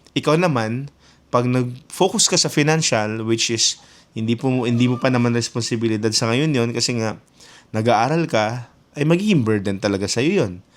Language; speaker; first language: Filipino; non-native, local second language; Hiligaynon